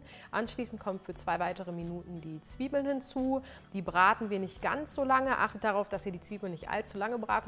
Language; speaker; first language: German; native; German